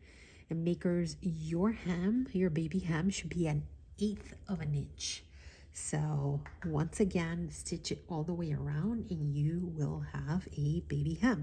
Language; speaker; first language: English; native; English